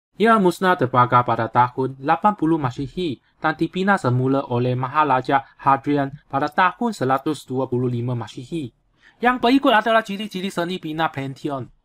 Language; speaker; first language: Malay; non-native, local second language; Chinese